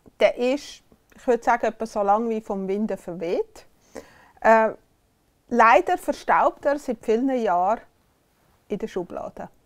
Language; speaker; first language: German; native; German